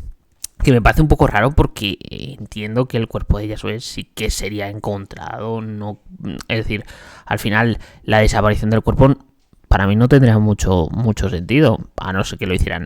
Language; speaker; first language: Spanish; native; Spanish